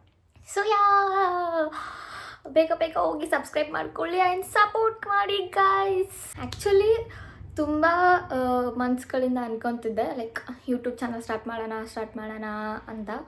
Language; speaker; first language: Kannada; native; Kannada